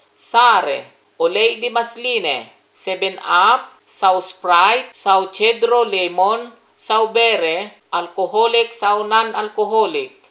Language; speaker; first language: Romanian; non-native, learner; Filipino